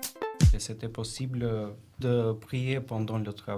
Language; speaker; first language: French; non-native, learner; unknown